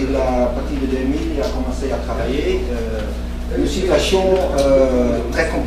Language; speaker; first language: French; non-native, fluent; English